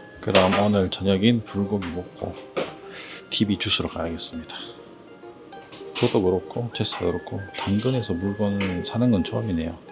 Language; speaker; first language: Korean; native; Korean